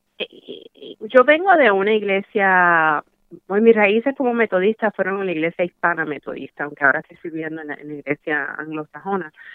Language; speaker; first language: Spanish; early bilingual, heritage; Spanish